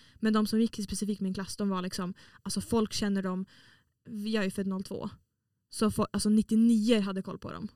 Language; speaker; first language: Swedish; native; Swedish